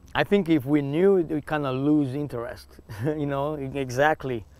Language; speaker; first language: English; non-native, fluent; Portuguese